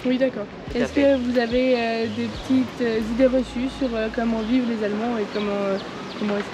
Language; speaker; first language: French; native; French